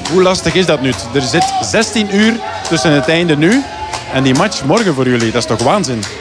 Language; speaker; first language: Dutch; native; Dutch